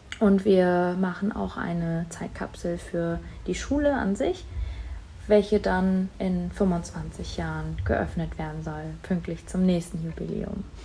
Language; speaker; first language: German; native; German